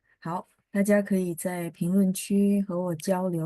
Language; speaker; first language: Chinese; non-native, fluent; Indonesian